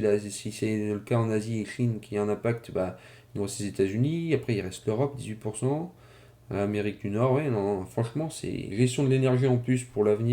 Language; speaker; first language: French; native; French